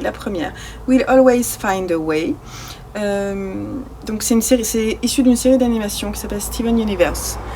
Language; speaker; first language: French; native; French